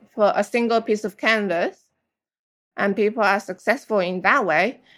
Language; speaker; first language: English; non-native, fluent; Chinese